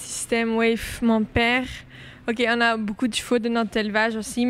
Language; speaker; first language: French; non-native, local second language; Dutch